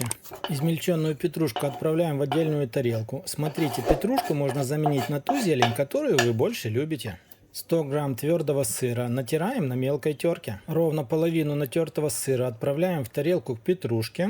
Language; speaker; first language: Russian; native; Russian